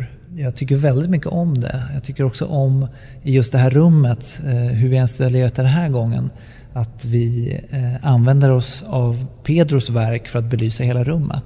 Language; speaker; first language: Swedish; native; Swedish